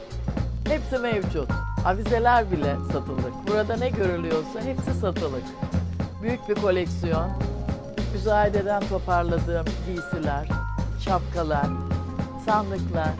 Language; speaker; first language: Turkish; native; Turkish